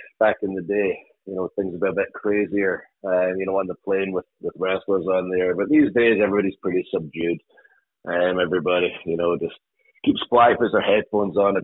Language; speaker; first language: English; native; English